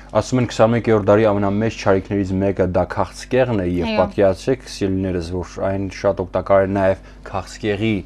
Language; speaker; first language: Armenian; native; Armenian